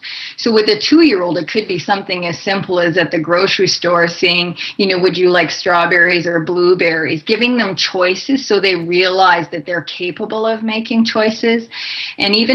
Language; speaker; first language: English; native; English